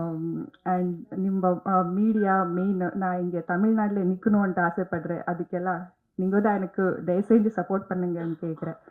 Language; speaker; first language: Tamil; non-native, learner; Kannada